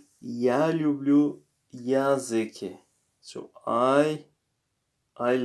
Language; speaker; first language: Russian; non-native, learner; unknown